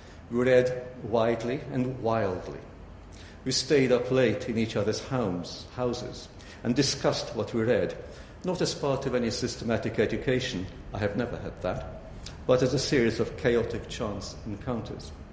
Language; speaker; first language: English; early bilingual, other home language; Hungarian